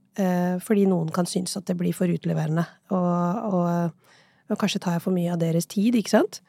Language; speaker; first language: Norwegian; early bilingual, other home language; Urdu